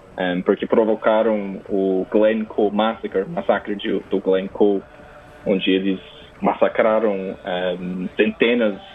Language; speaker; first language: Portuguese; non-native, fluent; English